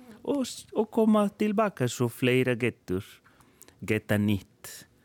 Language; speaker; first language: Icelandic; non-native, fluent; Spanish